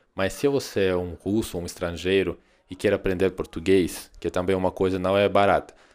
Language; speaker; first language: Portuguese; non-native, fluent; Russian